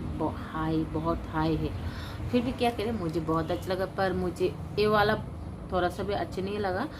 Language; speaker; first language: Hindi; non-native, local second language; Kok Borok